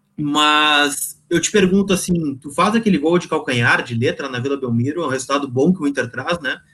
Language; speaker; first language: Portuguese; native; Portuguese